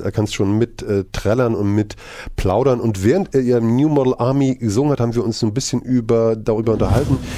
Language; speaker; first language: German; native; German